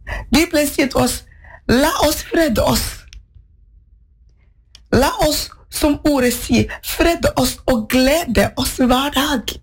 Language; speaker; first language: Norwegian; non-native, fluent; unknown